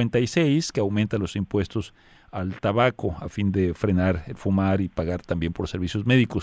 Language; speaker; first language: Spanish; native; Spanish